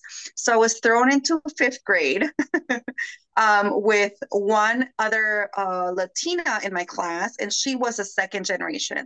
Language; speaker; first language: English; early bilingual, other home language; Spanish